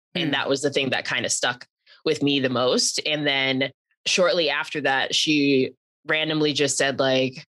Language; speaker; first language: English; native; English